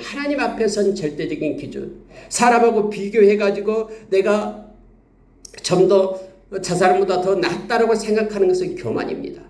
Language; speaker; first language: Korean; native; Korean